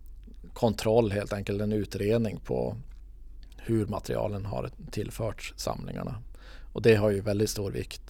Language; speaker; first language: Swedish; native; Swedish